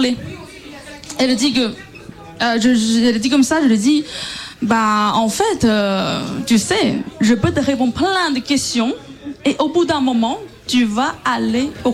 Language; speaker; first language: French; non-native, fluent; Chinese